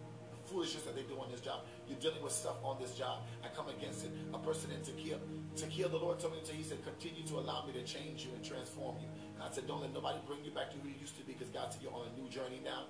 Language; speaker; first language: English; native; English